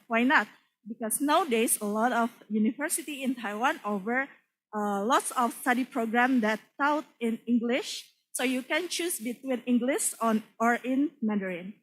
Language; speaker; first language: English; non-native, fluent; Indonesian